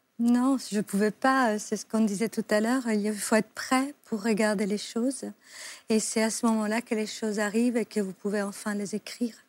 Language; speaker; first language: French; non-native, fluent; Italian